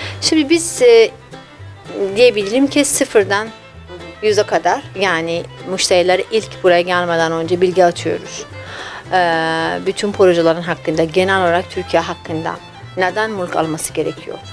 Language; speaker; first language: Turkish; non-native, fluent; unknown